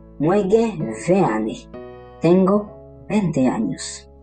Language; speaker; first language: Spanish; non-native, learner; Haitian Creole